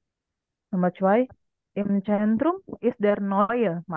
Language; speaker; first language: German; non-native, learner; Indonesian